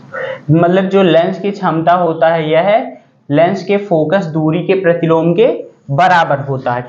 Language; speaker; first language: Hindi; native; Hindi